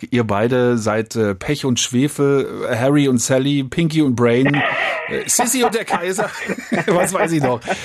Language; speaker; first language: German; native; German